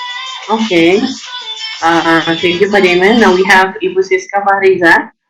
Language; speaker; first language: English; non-native, fluent; Indonesian